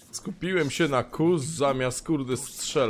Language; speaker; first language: Polish; native; Polish